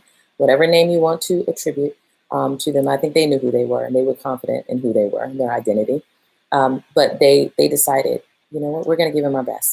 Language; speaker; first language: English; native; English